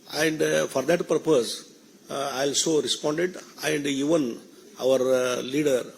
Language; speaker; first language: English; non-native, local second language; Kannada